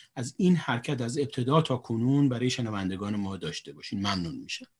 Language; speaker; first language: Persian; native; Persian